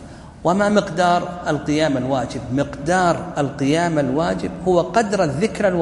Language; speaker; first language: Arabic; native; Arabic